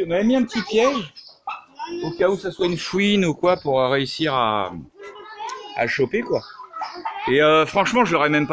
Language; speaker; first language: French; native; French